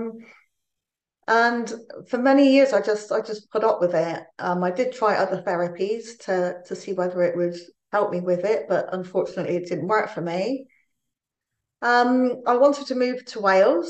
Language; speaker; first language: English; native; English